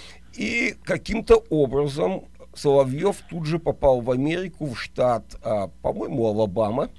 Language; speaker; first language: Russian; native; Russian